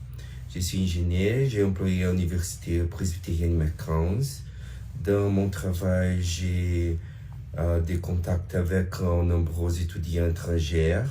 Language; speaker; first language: French; non-native, learner; Portuguese